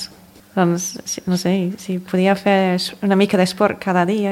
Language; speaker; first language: Catalan; non-native, fluent; English